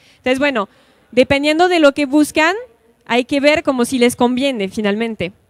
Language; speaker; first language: Spanish; non-native, fluent; French